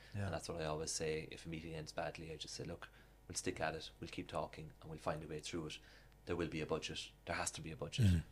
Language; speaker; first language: English; native; English